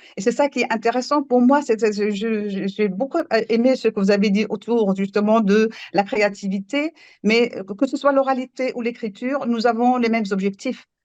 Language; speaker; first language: French; non-native, local second language; Arabic